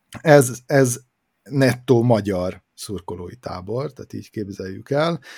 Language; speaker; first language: Hungarian; native; Hungarian